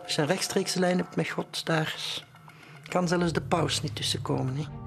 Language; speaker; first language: Dutch; native; Dutch